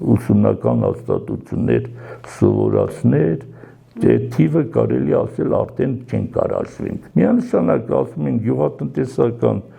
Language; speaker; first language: Armenian; non-native, local second language; Kurdish